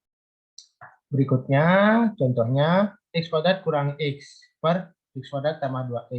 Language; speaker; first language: Indonesian; native; Indonesian